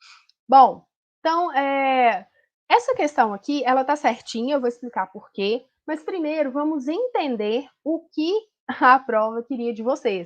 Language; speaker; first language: Portuguese; native; Portuguese